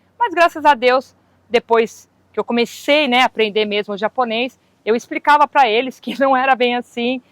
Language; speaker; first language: Portuguese; native; Portuguese